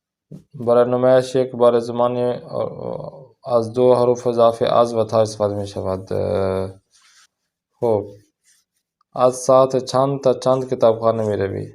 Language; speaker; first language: Persian; non-native, fluent; Urdu